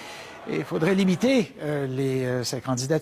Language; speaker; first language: French; native; French